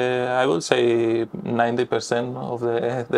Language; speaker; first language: English; non-native, fluent; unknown